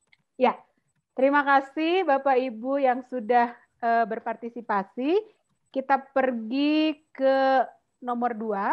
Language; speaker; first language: Indonesian; native; Indonesian